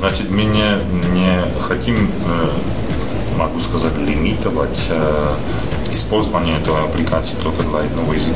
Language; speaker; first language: Russian; non-native, fluent; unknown